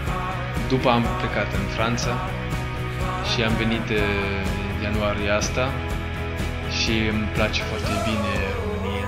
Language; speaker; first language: Romanian; non-native, learner; French